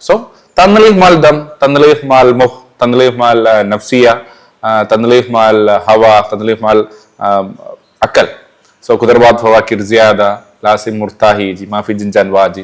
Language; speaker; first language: Arabic; non-native, learner; Malayalam